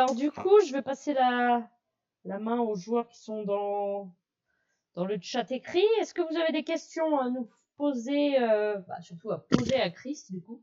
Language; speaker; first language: French; native; French